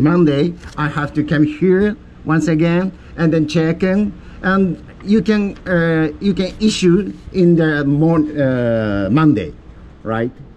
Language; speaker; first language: English; non-native, learner; Japanese